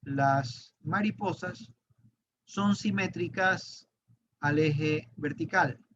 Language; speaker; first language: Spanish; native; Spanish